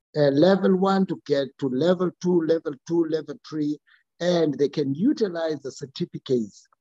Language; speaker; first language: English; non-native, local second language; Xhosa